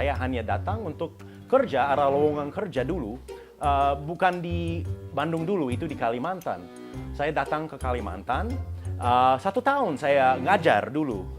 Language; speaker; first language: Indonesian; non-native, fluent; English